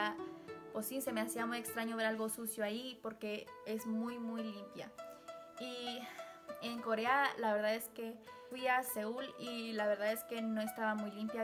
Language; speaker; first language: Spanish; early bilingual, heritage; Spanish